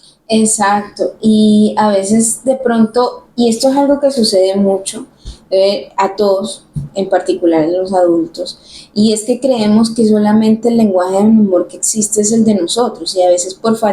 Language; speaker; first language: Spanish; native; Spanish